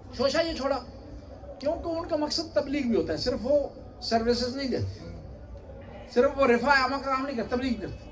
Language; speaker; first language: Urdu; non-native, local second language; Punjabi